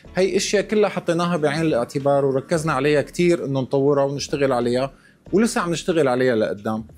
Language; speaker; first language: Arabic; native; Arabic